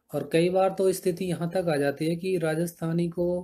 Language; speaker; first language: Hindi; native; Hindi